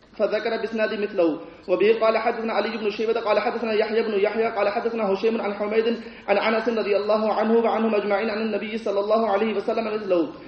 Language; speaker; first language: Arabic; non-native, fluent; Urdu